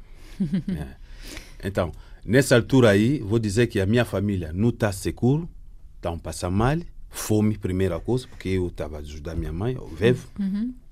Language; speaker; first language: Portuguese; non-native, learner; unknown